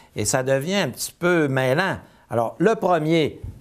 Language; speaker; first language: French; native; French